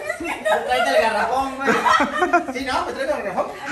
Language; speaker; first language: Spanish; native; Spanish